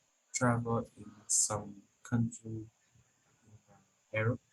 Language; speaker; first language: English; non-native, learner; Vietnamese